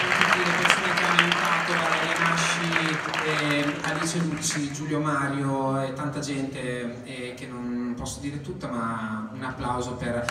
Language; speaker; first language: Italian; native; Italian